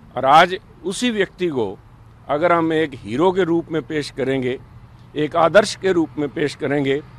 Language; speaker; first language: Hindi; non-native, local second language; Punjabi